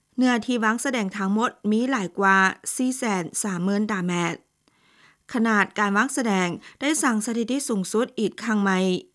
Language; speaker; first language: Thai; non-native, fluent; Chinese